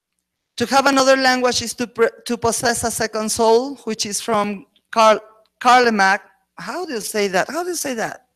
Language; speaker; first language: English; non-native, fluent; Spanish